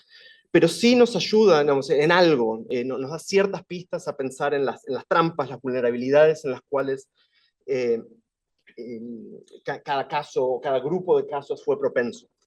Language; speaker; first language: Spanish; native; Spanish